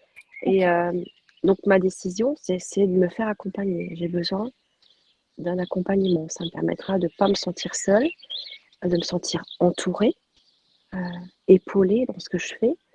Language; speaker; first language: French; native; French